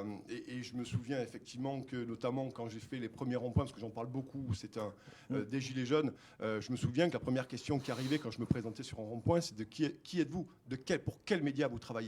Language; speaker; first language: French; native; French